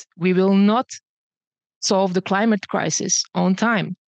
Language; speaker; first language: English; early bilingual, other home language; Bosnian